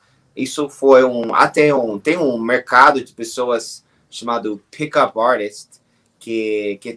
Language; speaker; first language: Portuguese; non-native, fluent; English